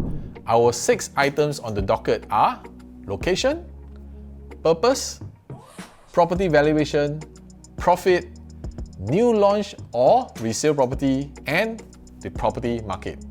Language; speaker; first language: English; native; English